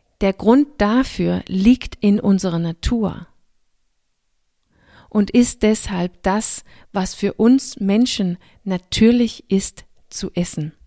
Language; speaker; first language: German; non-native, fluent; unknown